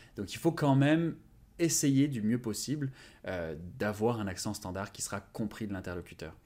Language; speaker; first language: French; native; French